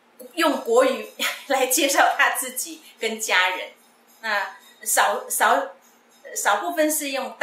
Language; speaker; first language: Chinese; non-native, local second language; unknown